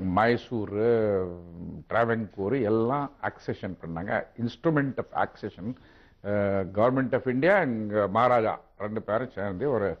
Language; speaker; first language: Tamil; non-native, local second language; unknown